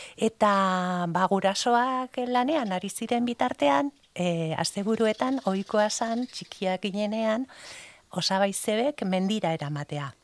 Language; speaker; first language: Basque; non-native, local second language; Spanish